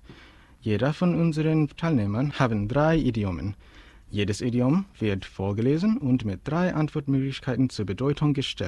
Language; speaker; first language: German; non-native, learner; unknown